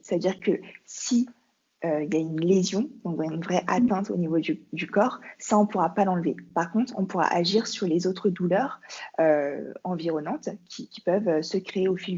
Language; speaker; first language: French; native; French